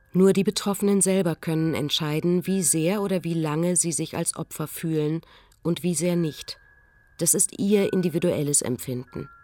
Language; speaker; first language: German; native; German